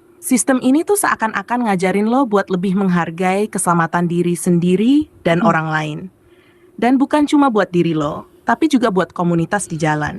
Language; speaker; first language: Indonesian; native; Indonesian